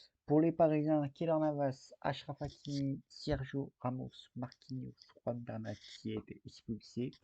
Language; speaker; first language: French; native; French